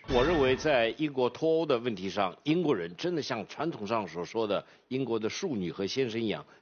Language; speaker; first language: Chinese; native; Chinese